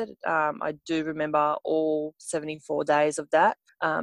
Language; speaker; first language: English; non-native, fluent; Serbian